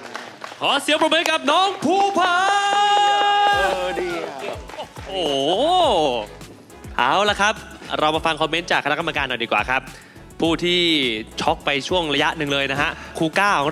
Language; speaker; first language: Thai; native; Thai